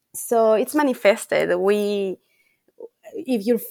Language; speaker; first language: English; non-native, fluent; Spanish